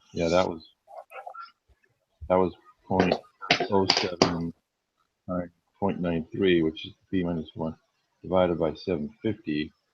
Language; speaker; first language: English; native; English